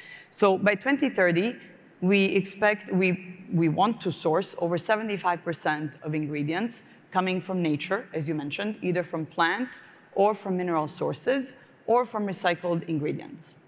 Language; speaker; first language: English; non-native, fluent; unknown